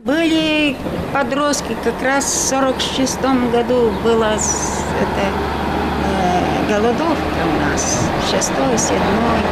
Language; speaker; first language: Russian; non-native, local second language; Albanian